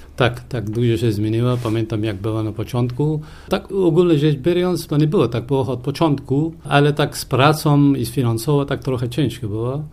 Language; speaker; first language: Polish; non-native, fluent; Persian